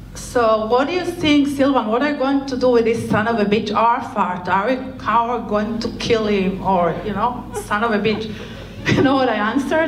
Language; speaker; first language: English; non-native, fluent; Hebrew